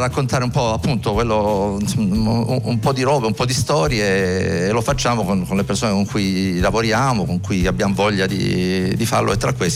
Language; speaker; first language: Italian; native; Italian